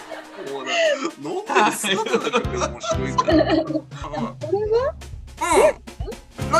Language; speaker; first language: Japanese; native; Japanese